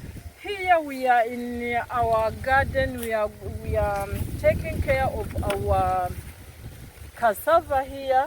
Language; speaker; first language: English; non-native, local second language; Kinyarwanda